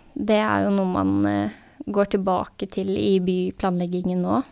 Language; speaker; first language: Norwegian; native; Norwegian